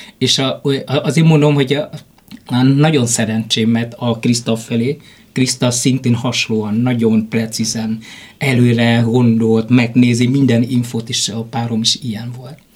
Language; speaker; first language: Hungarian; non-native, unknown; Vietnamese